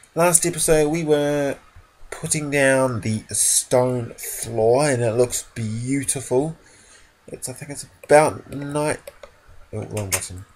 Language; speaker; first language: English; native; English